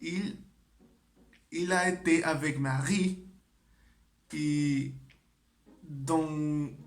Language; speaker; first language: French; non-native, learner; Spanish